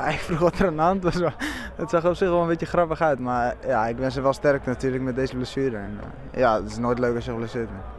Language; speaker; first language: Dutch; native; Dutch